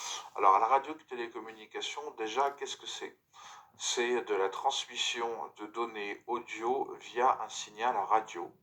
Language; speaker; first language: French; native; French